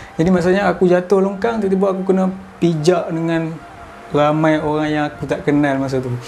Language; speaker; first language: Malay; native; Malay